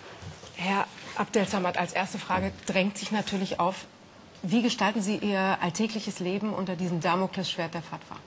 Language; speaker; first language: German; native; German